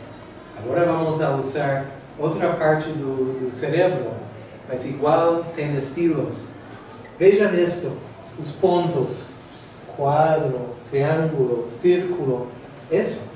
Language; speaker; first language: Portuguese; non-native, fluent; English